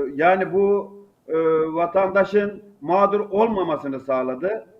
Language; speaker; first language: Turkish; native; Turkish